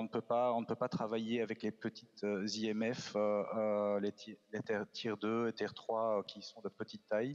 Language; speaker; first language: French; native; French